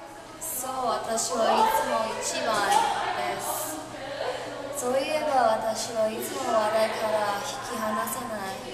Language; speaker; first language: Japanese; non-native, learner; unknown